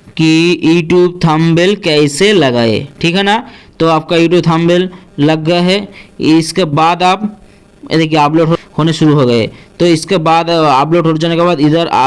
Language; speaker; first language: Hindi; non-native, local second language; Bangla